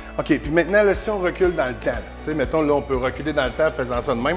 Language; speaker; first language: French; native; French